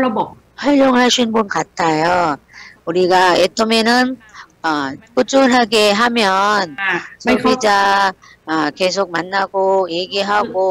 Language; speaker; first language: Korean; non-native, learner; Thai